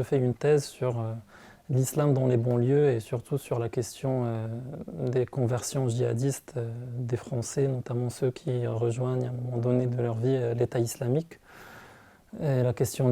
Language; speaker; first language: French; non-native, local second language; Arabic